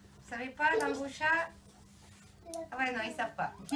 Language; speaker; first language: French; native; French